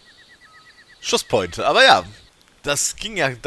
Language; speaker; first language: German; native; German